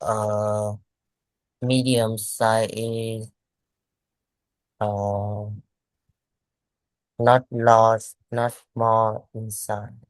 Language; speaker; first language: English; non-native, learner; Vietnamese